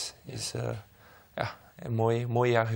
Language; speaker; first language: Dutch; non-native, learner; Portuguese